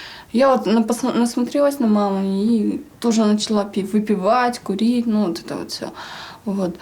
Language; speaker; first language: Russian; native; Russian